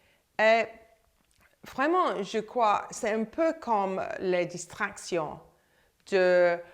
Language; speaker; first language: French; non-native, fluent; English